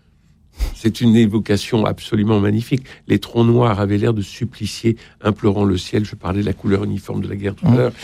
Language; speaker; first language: French; native; French